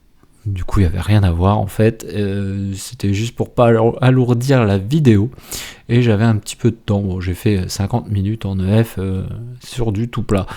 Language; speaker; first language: French; native; French